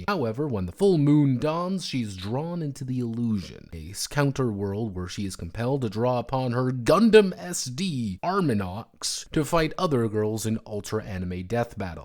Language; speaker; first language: English; native; English